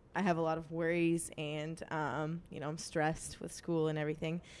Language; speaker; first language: English; native; English